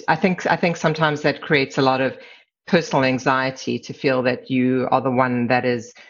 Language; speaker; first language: English; native; English